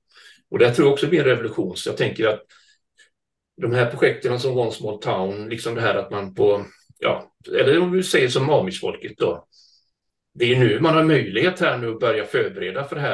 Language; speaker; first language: Swedish; native; Swedish